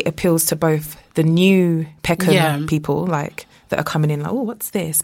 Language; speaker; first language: English; native; English